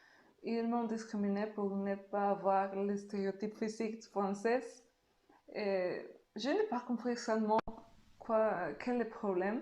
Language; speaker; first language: French; non-native, learner; Spanish